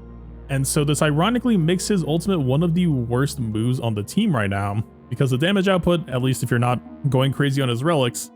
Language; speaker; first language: English; native; English